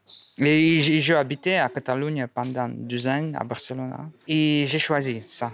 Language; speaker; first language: French; non-native, learner; Russian